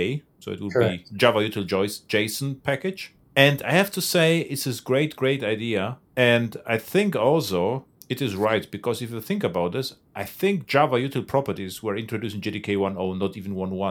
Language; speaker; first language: English; non-native, fluent; German